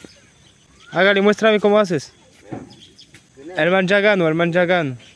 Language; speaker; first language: Spanish; non-native, learner; French